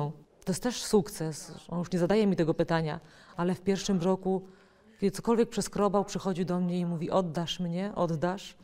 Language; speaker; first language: Polish; native; Polish